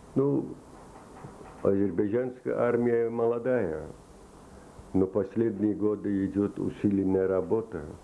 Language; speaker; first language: Russian; non-native, local second language; Azerbaijani